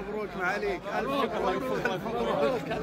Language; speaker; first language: Arabic; native; Arabic